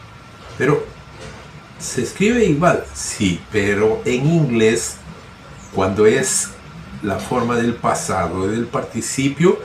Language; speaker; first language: Spanish; non-native, fluent; Portuguese